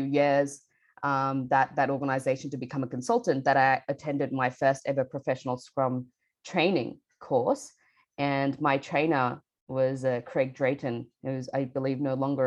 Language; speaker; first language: English; non-native, local second language; Bangla